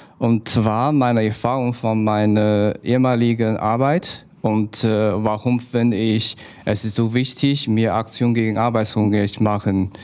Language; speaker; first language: German; non-native, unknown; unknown